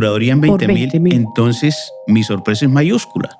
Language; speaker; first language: Spanish; native; Spanish